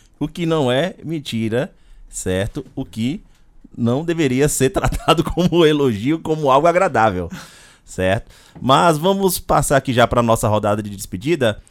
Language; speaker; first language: Portuguese; native; Portuguese